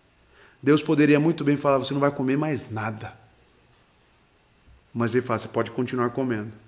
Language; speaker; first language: Portuguese; native; Portuguese